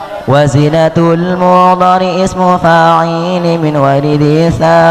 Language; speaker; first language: Arabic; non-native, learner; Javanese